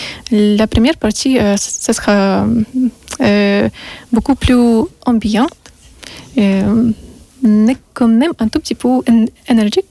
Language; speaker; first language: French; non-native, learner; Russian